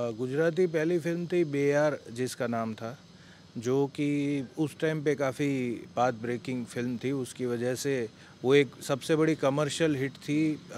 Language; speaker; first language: Hindi; non-native, local second language; Gujarati